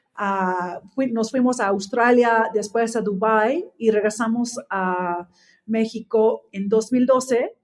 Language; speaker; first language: Spanish; non-native, fluent; English